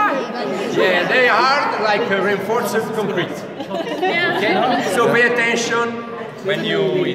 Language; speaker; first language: English; non-native, fluent; Italian